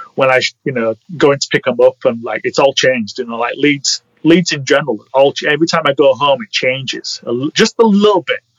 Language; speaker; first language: English; native; English